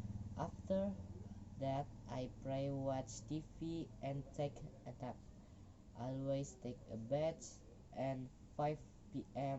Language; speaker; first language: English; non-native, learner; Indonesian